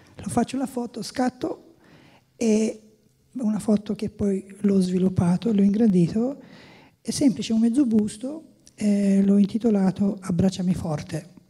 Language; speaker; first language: Italian; non-native, fluent; Albanian